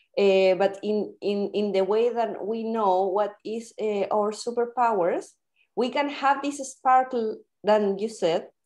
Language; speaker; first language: English; non-native, fluent; Spanish